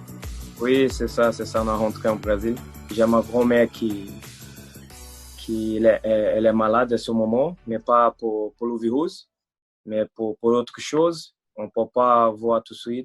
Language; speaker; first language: French; non-native, fluent; Portuguese